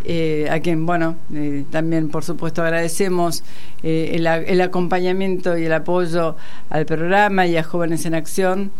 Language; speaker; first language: Spanish; native; Spanish